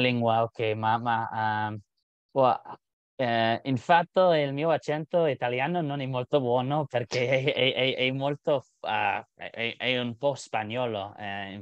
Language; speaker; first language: Italian; non-native, learner; English